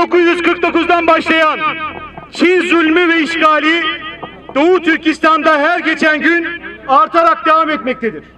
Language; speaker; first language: Turkish; native; Turkish